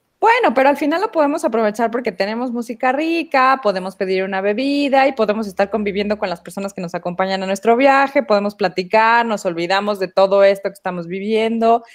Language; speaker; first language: Spanish; native; Spanish